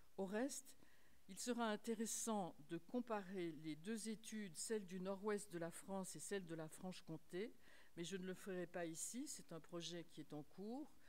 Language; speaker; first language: French; native; French